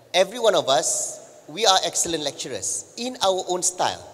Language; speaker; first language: English; non-native, local second language; Malay